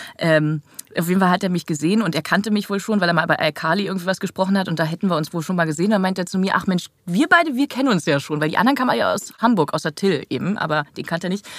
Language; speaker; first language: German; native; German